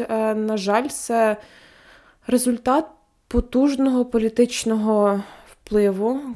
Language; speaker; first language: Ukrainian; native; Ukrainian